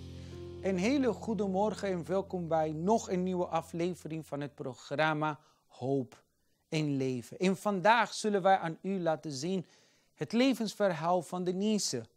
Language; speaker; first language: Dutch; non-native, fluent; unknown